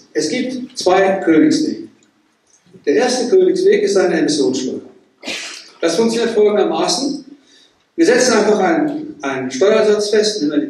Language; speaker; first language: German; native; German